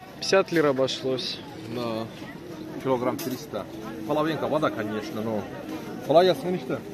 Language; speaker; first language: Russian; non-native, learner; Turkish